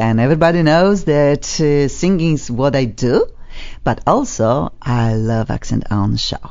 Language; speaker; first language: English; non-native, fluent; Polish